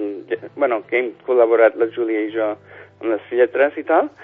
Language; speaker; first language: Catalan; non-native, fluent; English